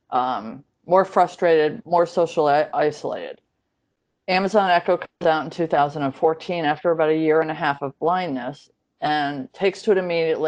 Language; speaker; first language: English; native; English